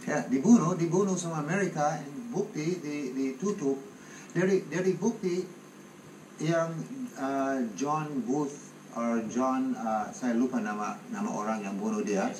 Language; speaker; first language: Indonesian; non-native, fluent; English